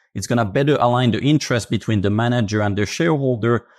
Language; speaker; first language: English; non-native, fluent; Finnish